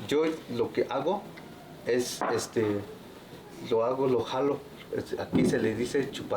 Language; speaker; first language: Spanish; native; Spanish